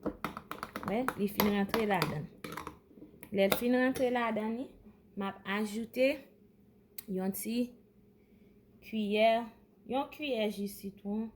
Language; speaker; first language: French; non-native, local second language; Haitian Creole